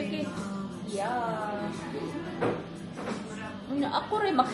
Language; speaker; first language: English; non-native, local second language; Filipino